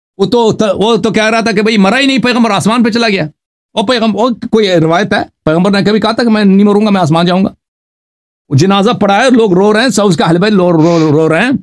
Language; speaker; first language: Urdu; non-native, fluent; Persian